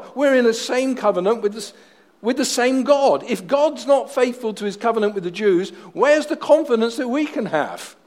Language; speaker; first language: English; native; English